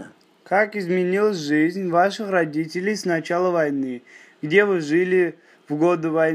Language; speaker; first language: Russian; native; Russian